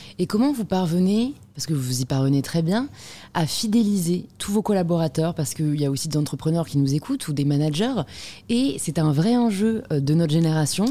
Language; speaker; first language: French; native; French